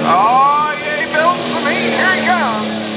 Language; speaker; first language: English; native; English